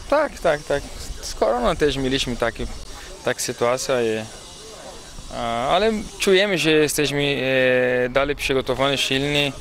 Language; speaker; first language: Polish; non-native, learner; Portuguese